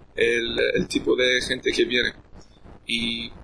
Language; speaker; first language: Spanish; non-native, learner; English